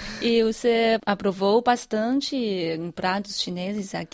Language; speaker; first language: Portuguese; non-native, fluent; Chinese